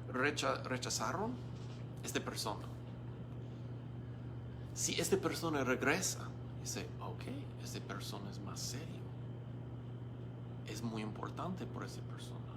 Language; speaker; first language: Spanish; non-native, learner; English